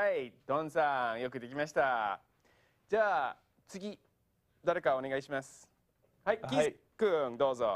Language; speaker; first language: Japanese; non-native, fluent; English